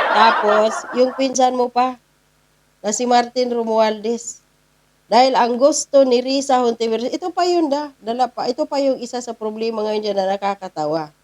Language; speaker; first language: Filipino; non-native, local second language; Cebuano